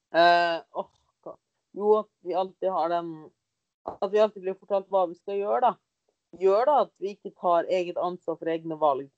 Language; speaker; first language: Norwegian; early bilingual, other home language; German